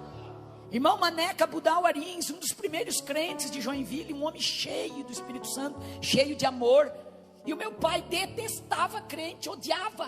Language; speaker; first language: Portuguese; native; Portuguese